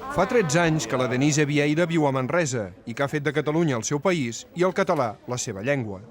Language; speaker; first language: Catalan; native; Catalan